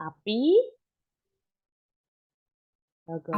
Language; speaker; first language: Korean; non-native, fluent; Indonesian